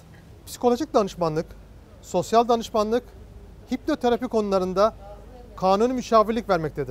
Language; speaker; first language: Turkish; native; Turkish